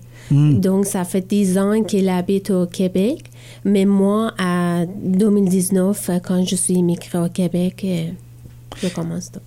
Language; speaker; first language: French; non-native, learner; Persian